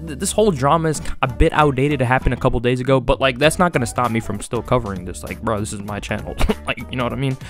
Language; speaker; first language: English; native; English